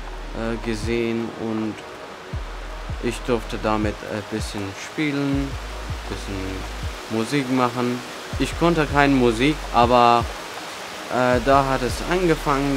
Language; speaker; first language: German; early bilingual, other home language; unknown